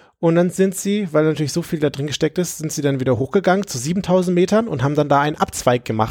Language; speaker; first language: German; native; German